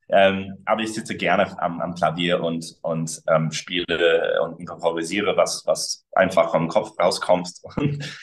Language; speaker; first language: German; early bilingual, other home language; English